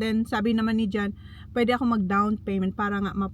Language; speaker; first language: Filipino; native; Filipino